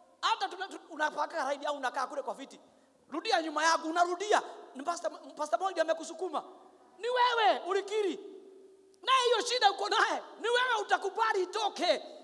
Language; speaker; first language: Swahili; non-native, local second language; Kikuyu